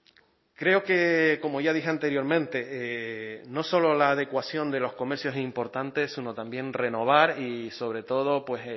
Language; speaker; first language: Spanish; native; Spanish